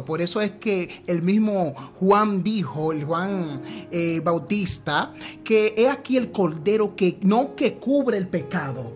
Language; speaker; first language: Spanish; native; Spanish